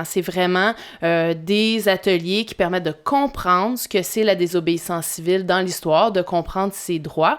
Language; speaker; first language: French; native; French